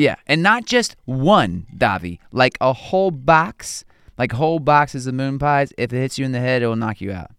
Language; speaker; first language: English; native; English